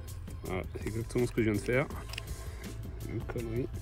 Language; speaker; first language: French; native; French